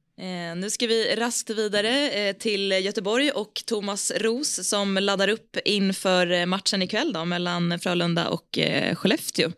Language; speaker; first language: Swedish; native; Swedish